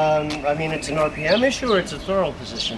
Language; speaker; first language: English; native; English